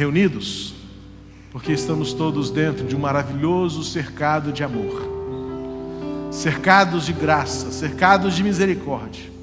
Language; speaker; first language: Portuguese; native; Portuguese